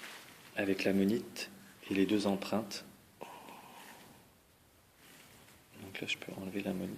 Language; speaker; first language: French; native; French